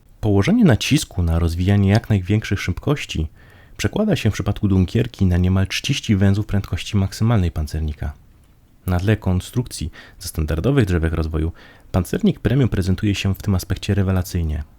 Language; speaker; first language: Polish; native; Polish